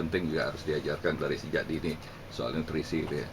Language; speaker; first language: Indonesian; non-native, local second language; Javanese